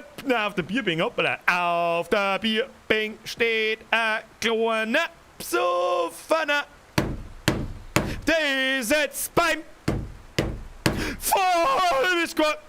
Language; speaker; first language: German; native; German